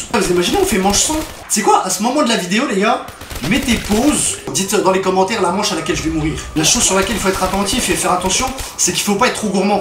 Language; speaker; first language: French; native; French